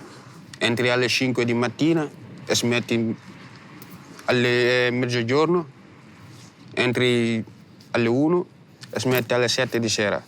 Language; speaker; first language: Italian; non-native, learner; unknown